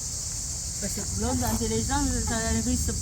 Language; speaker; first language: French; non-native, learner; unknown